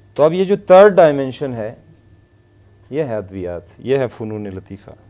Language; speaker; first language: Urdu; non-native, local second language; Persian